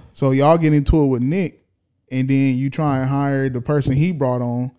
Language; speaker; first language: English; native; English